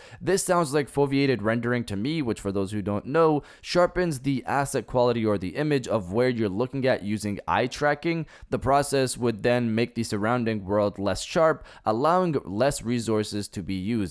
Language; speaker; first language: English; native; English